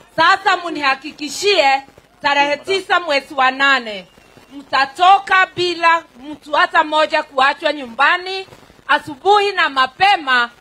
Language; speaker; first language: Swahili; non-native, local second language; Kikuyu